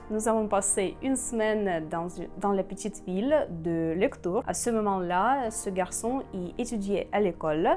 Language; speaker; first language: French; non-native, fluent; Russian